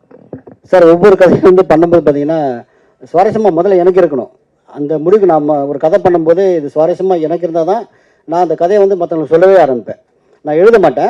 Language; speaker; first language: Tamil; native; Tamil